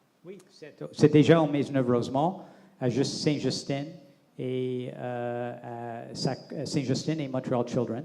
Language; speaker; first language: French; non-native, local second language; English